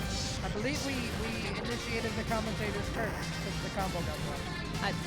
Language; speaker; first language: English; native; English